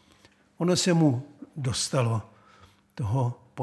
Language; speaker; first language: Czech; native; Czech